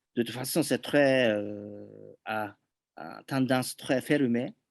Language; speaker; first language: French; non-native, fluent; Japanese